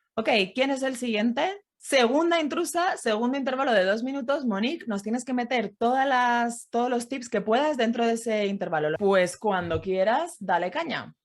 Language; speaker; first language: Spanish; native; Spanish